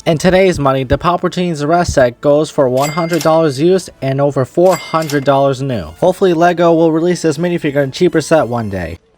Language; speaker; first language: English; native; English